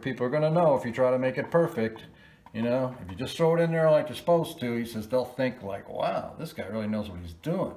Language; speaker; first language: English; native; English